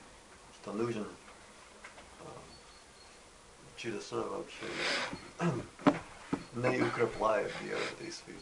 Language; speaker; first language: Russian; non-native, learner; English